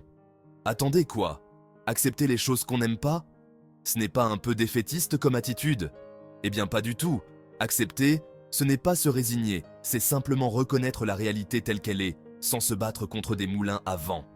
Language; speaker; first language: French; native; French